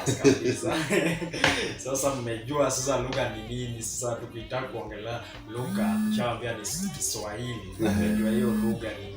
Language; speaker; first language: Swahili; non-native, local second language; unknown